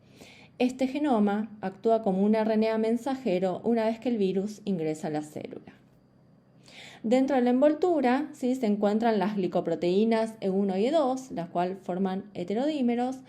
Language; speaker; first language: Spanish; native; Spanish